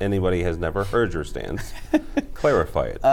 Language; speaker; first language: English; native; English